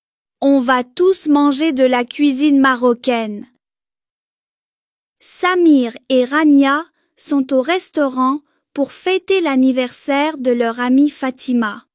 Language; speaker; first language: French; non-native, local second language; Arabic